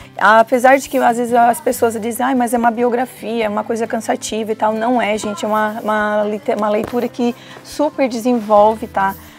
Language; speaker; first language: Portuguese; native; Portuguese